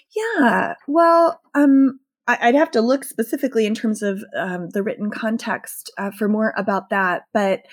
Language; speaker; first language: English; native; English